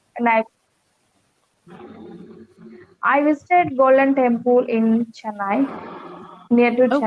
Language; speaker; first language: English; non-native, learner; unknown